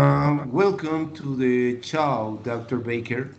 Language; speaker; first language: English; non-native, learner; Spanish